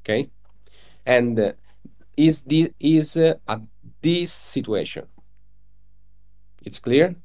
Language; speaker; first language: English; non-native, learner; Italian